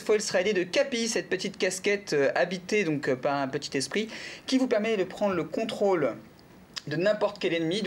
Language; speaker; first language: French; native; French